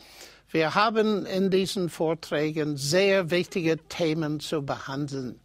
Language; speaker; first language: German; non-native, fluent; English